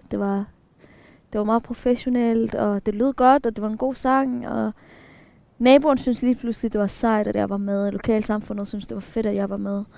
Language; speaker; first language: Danish; early bilingual, other home language; Arabic